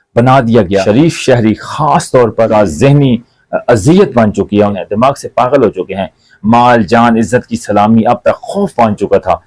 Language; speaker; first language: Urdu; non-native, local second language; Punjabi